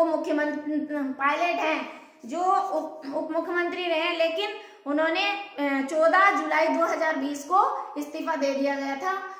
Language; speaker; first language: Hindi; native; Hindi